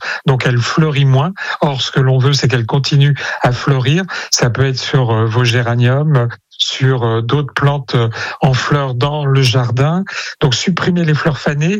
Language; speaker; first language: French; native; French